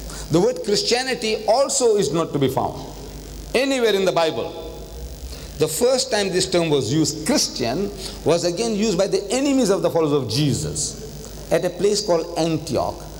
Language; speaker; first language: English; early bilingual, other home language; Gujarati